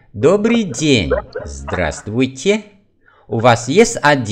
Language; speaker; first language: Russian; non-native, fluent; Vietnamese